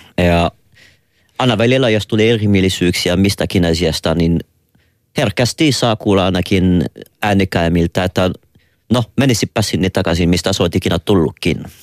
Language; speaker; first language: Finnish; non-native, fluent; French